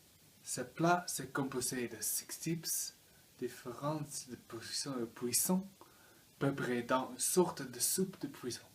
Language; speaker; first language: French; non-native, learner; Dutch